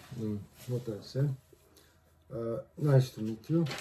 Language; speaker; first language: English; non-native, learner; Turkish